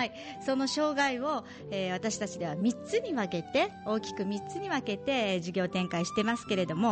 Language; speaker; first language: Japanese; native; Japanese